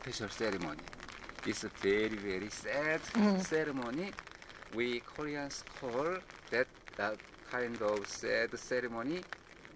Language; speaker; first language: English; non-native, fluent; Korean